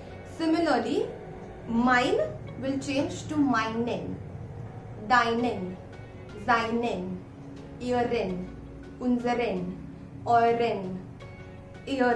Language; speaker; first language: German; non-native, fluent; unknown